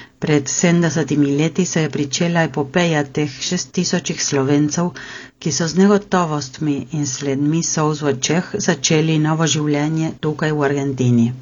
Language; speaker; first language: Slovenian; early bilingual, heritage; Slovenian